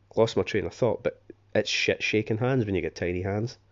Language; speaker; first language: English; native; English